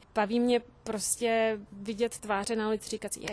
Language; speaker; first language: Czech; native; Czech